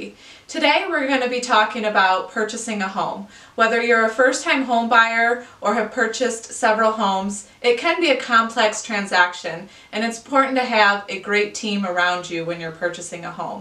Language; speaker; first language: English; native; English